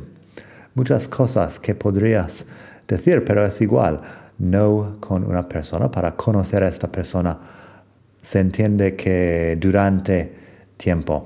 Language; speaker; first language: Spanish; non-native, fluent; English